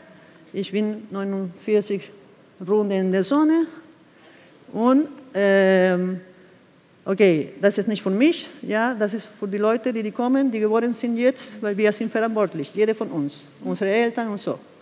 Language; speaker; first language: German; non-native, fluent; Spanish